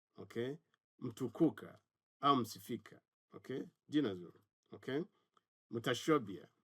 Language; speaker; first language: Swahili; non-native, local second language; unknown